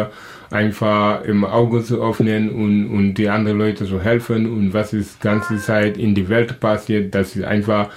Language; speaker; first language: German; non-native, learner; Wolof